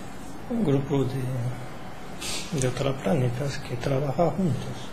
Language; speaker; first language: Spanish; non-native, learner; French